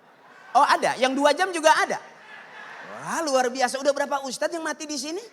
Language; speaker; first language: Malay; native; Malay